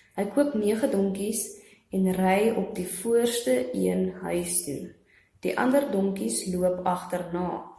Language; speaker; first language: Afrikaans; non-native, local second language; English